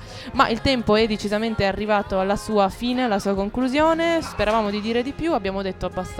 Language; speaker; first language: Italian; native; Italian